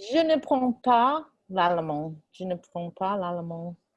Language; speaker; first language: French; non-native, fluent; English